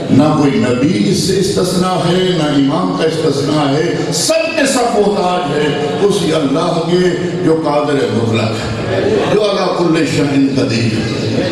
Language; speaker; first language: Urdu; non-native, local second language; Punjabi